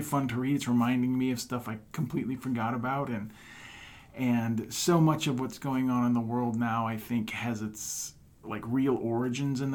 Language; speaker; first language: English; native; English